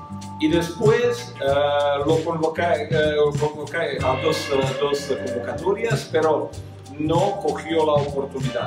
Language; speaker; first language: Spanish; non-native, fluent; Croatian